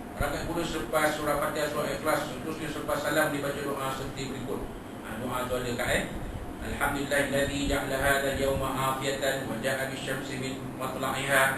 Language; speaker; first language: Malay; native; Malay